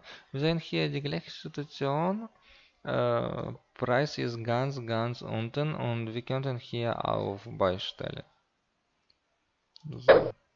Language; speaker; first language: German; non-native, learner; Russian